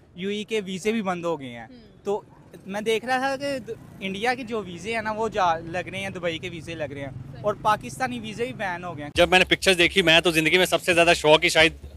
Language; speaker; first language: Urdu; native; Urdu